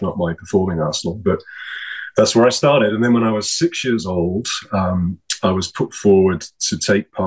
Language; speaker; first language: English; native; English